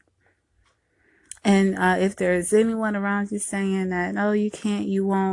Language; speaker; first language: English; native; English